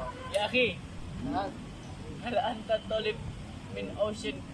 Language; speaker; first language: Arabic; non-native, learner; Indonesian